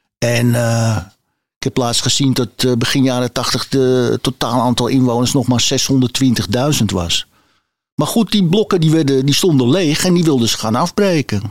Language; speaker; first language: Dutch; native; Dutch